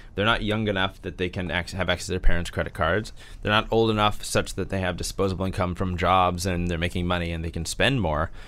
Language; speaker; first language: English; native; English